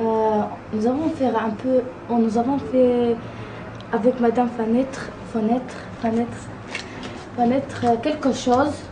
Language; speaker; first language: French; non-native, learner; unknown